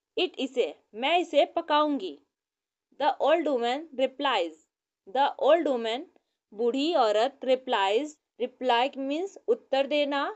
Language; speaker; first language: Hindi; native; Hindi